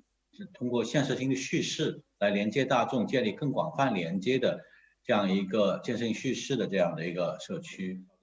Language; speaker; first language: Chinese; native; Chinese